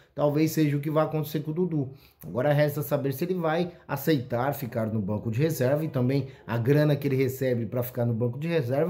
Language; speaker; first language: Portuguese; native; Portuguese